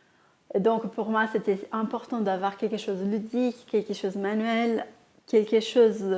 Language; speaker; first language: French; non-native, fluent; Portuguese